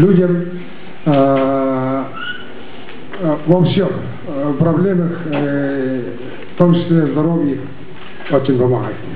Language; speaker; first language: Russian; non-native, local second language; Tuvinian